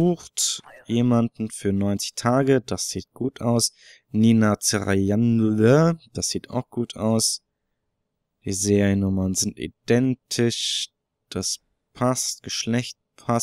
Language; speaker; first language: German; native; German